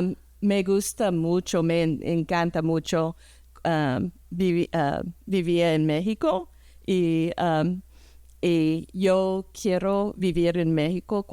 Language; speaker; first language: Spanish; early bilingual, heritage; English